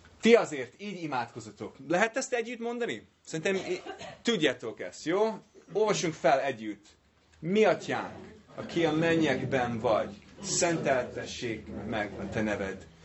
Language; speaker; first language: Hungarian; non-native, learner; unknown